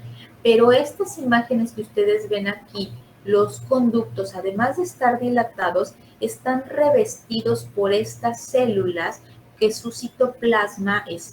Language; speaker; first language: Spanish; native; Spanish